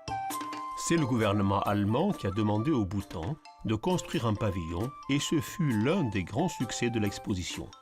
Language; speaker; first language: French; native; French